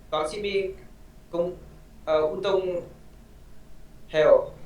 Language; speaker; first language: Korean; non-native, learner; Vietnamese